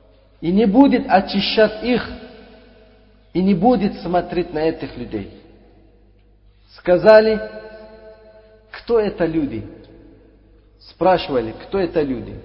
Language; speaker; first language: Russian; non-native, fluent; Uzbek